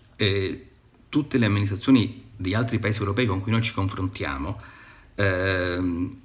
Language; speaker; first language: Italian; native; Italian